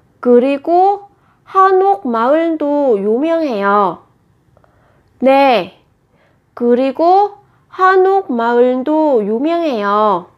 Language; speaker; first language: Korean; non-native, fluent; Vietnamese